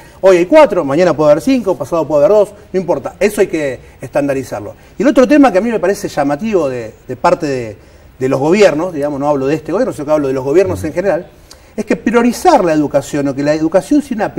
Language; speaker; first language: Spanish; native; Spanish